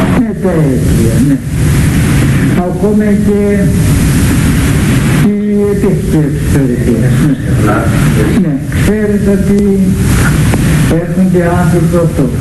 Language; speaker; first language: Greek; native; Greek